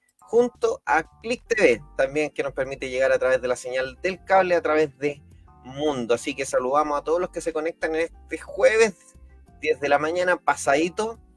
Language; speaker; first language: Spanish; native; Spanish